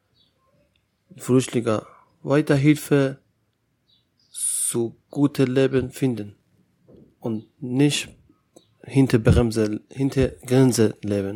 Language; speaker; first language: German; non-native, learner; Persian